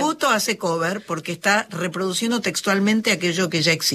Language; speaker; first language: Spanish; native; Spanish